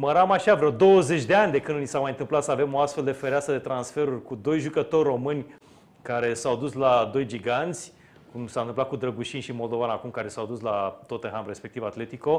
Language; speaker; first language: Romanian; native; Romanian